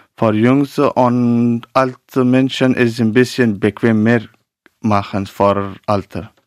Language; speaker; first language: German; non-native, learner; Pashto